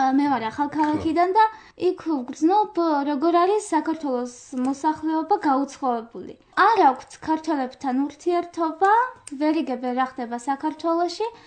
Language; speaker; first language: Georgian; non-native, local second language; Armenian